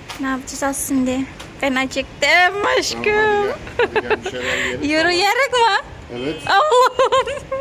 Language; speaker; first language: Turkish; non-native, learner; Indonesian